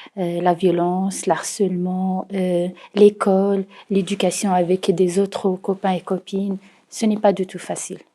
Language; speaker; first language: French; non-native, fluent; Arabic